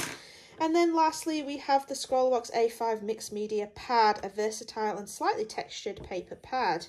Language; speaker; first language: English; native; English